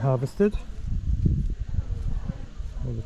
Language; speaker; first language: English; native; English